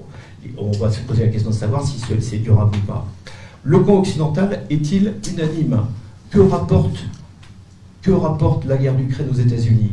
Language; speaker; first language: French; native; French